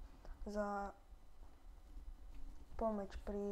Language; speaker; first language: Russian; early bilingual, heritage; Russian